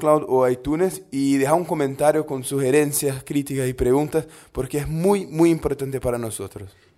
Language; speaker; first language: Spanish; native; Spanish